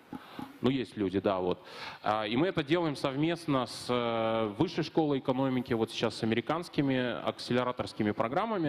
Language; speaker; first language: Russian; native; Russian